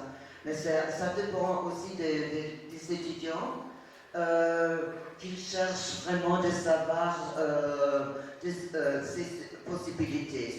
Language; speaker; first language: French; non-native, fluent; German